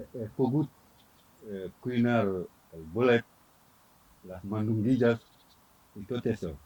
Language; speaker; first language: Catalan; non-native, learner; Fula